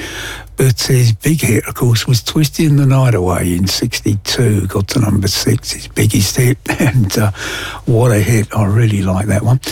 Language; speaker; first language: English; native; English